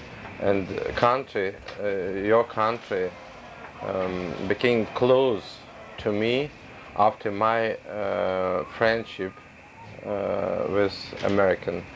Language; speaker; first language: English; non-native, learner; Russian